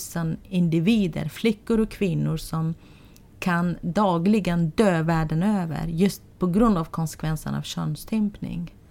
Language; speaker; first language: Swedish; non-native, fluent; Arabic